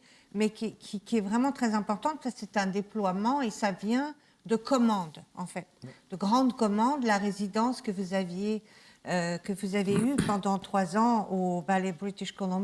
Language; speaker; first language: French; native; French